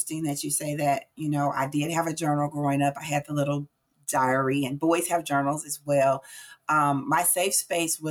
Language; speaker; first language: English; native; English